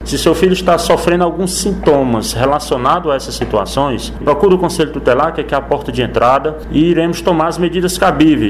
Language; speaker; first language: Portuguese; native; Portuguese